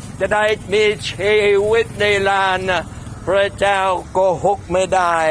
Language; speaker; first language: Thai; non-native, fluent; English